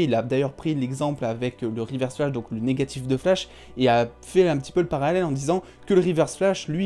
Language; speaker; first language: French; native; French